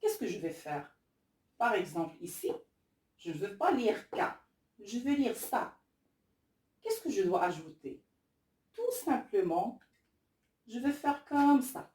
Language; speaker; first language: French; non-native, local second language; Arabic